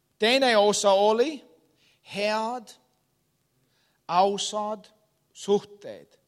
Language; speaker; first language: Estonian; non-native, learner; English